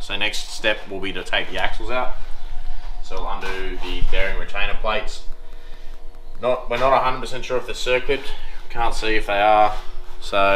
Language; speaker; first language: English; native; English